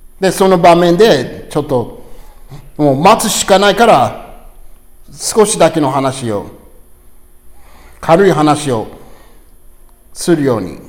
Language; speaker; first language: Japanese; non-native, learner; English